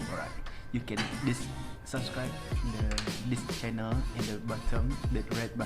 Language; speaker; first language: English; non-native, learner; Malay